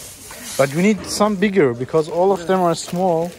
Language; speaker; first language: English; non-native, fluent; German